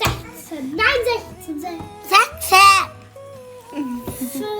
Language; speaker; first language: German; early bilingual, heritage; German